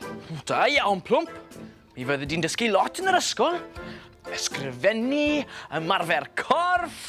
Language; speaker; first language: Welsh; native; Welsh